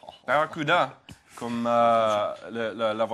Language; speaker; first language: French; non-native, fluent; English